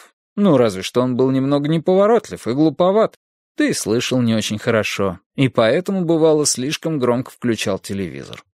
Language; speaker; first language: Russian; native; Russian